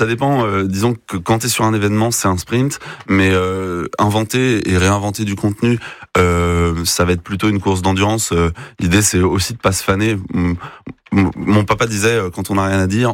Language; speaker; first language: French; native; French